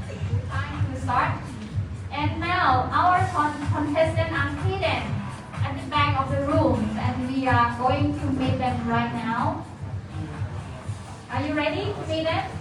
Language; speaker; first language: English; non-native, learner; Thai